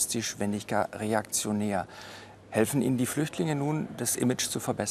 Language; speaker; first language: German; native; German